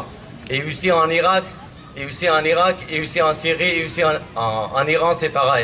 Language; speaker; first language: French; non-native, fluent; Kurdish